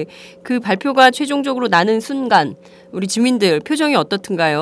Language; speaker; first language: Korean; native; Korean